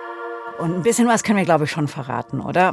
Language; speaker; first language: German; native; German